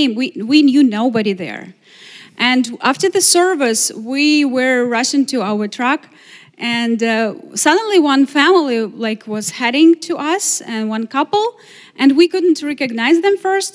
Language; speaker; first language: English; non-native, fluent; Ukrainian